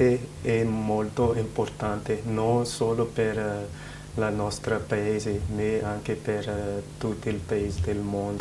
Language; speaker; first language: Italian; non-native, learner; Malagasy